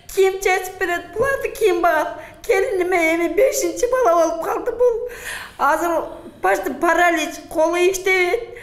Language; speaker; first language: Kyrgyz; native; Kyrgyz